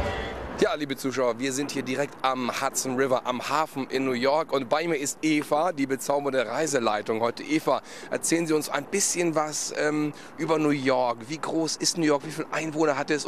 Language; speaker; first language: German; native; German